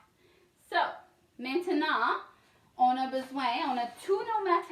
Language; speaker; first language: French; non-native, learner; English